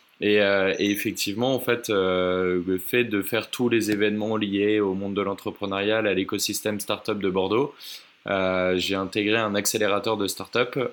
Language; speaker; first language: French; native; French